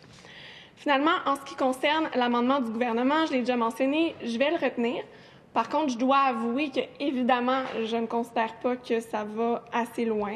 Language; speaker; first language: French; native; French